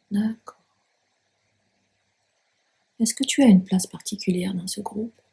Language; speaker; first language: French; native; French